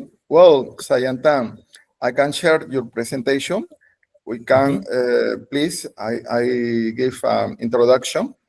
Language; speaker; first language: English; non-native, learner; Spanish